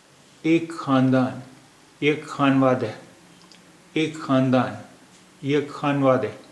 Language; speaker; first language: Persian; non-native, fluent; Urdu